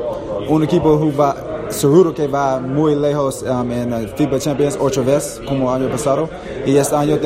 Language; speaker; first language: Spanish; non-native, learner; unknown